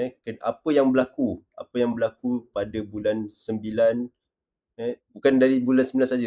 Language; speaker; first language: Malay; native; Malay